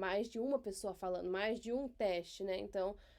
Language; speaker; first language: Portuguese; native; Portuguese